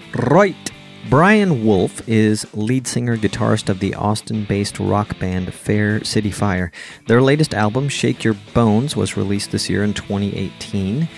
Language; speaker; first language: English; native; English